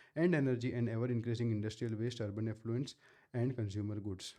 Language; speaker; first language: English; non-native, local second language; Gujarati